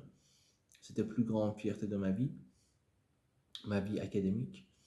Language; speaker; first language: French; non-native, fluent; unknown